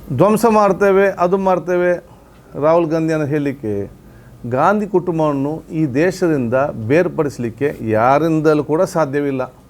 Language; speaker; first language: Kannada; non-native, local second language; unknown